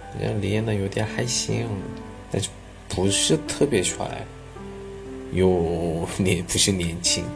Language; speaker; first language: Chinese; non-native, learner; Korean